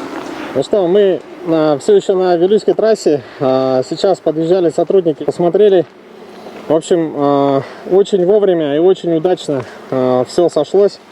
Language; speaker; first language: Russian; native; Russian